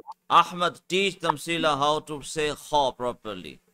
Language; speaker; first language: English; non-native, local second language; Urdu